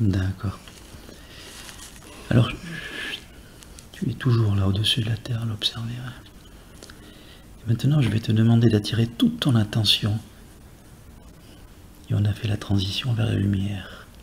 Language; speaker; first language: French; native; French